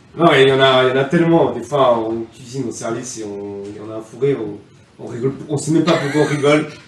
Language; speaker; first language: French; non-native, fluent; Spanish